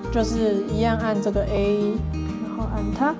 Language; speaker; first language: Chinese; native; Chinese